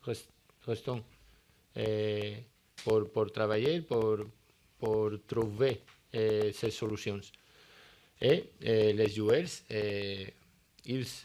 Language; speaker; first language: French; non-native, learner; Spanish